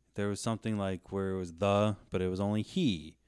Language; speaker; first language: English; native; English